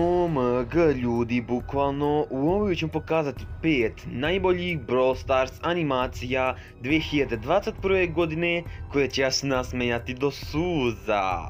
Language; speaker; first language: Serbian; native; Serbian